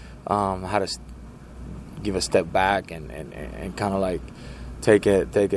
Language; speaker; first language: English; non-native, fluent; Spanish